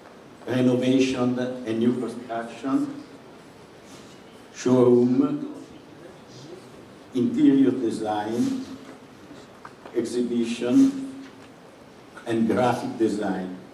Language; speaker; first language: English; non-native, fluent; Italian